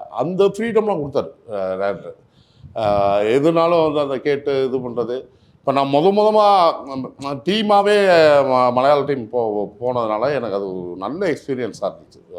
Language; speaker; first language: Tamil; native; Tamil